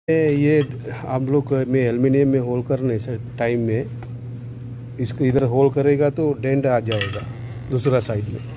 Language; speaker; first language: Hindi; non-native, local second language; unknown